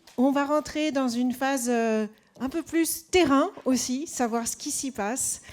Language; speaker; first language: French; native; French